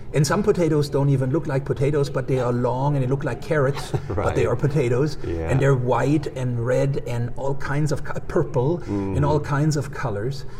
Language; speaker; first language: English; non-native, fluent; German